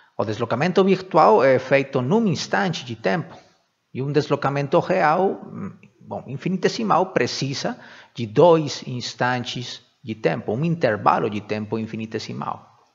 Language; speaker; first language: Portuguese; non-native, fluent; Spanish